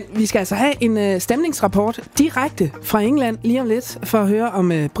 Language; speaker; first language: Danish; native; Danish